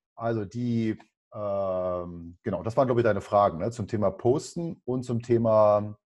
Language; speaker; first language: German; native; German